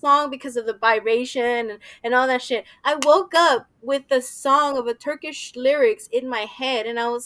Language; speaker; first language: English; native; English